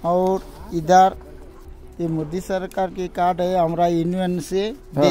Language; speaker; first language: Hindi; non-native, local second language; Bangla